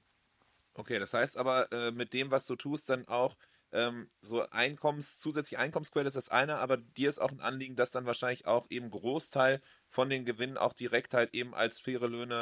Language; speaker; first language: German; native; German